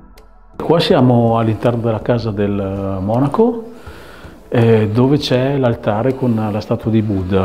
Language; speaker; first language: Italian; early bilingual, other home language; Khmer